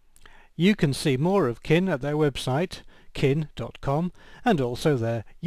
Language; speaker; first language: English; native; English